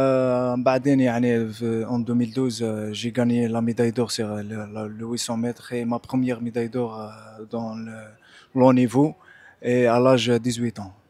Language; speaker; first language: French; non-native, local second language; Arabic